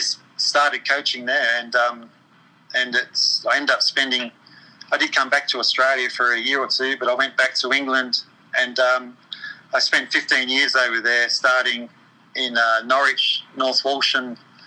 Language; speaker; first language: English; native; English